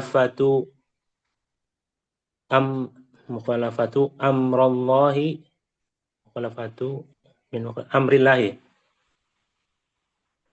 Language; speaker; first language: Arabic; non-native, learner; Indonesian